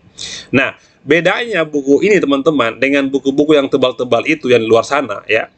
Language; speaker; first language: Indonesian; native; Indonesian